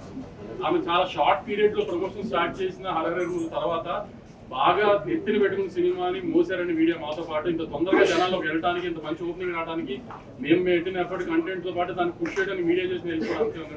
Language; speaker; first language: Telugu; native; Telugu